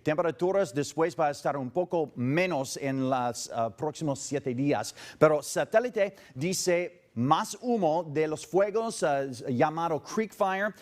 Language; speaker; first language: Spanish; non-native, learner; English